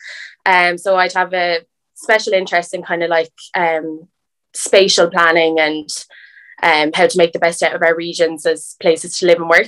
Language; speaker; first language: English; native; English